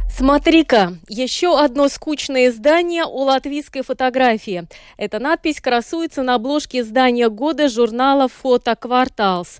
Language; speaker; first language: Russian; native; Russian